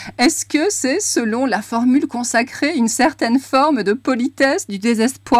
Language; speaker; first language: French; native; French